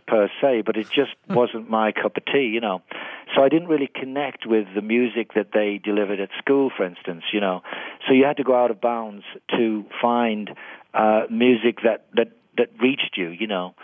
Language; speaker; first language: English; native; English